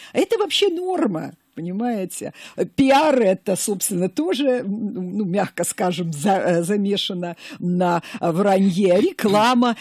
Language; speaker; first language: Russian; native; Russian